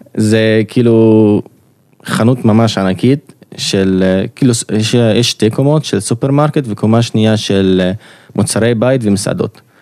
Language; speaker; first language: Hebrew; non-native, local second language; Arabic